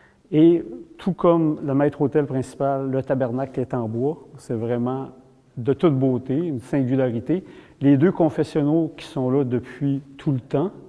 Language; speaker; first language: French; native; French